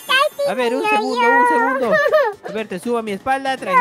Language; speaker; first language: Spanish; native; Spanish